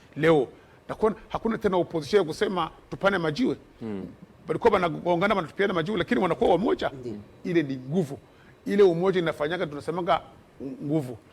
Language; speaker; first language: Swahili; native; Swahili